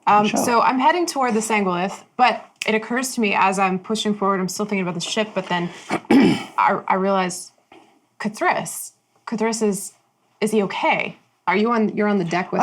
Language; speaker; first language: English; native; English